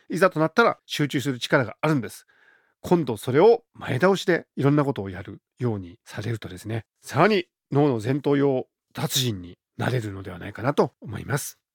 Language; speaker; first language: Japanese; native; Japanese